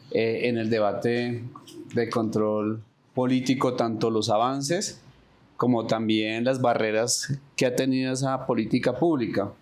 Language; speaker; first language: Spanish; native; Spanish